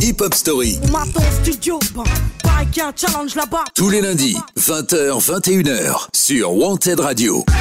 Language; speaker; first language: French; native; French